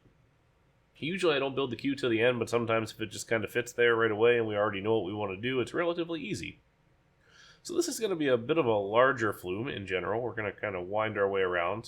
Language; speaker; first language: English; native; English